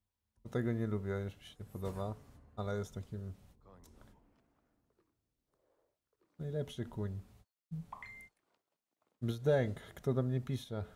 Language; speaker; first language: Polish; native; Polish